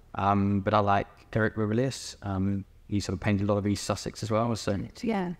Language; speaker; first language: English; native; English